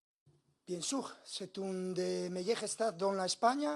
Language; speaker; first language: French; non-native, learner; Spanish